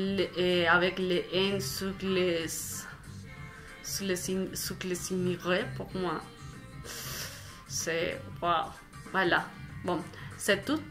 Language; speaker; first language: French; non-native, fluent; Spanish